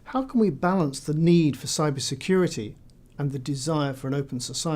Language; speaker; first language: English; native; English